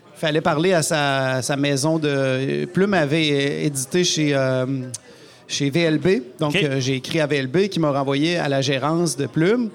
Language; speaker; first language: French; native; French